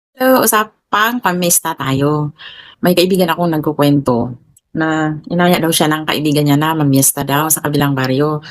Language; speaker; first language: Filipino; non-native, local second language; Cebuano